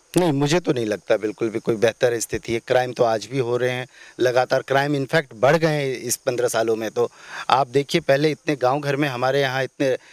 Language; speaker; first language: Hindi; native; Hindi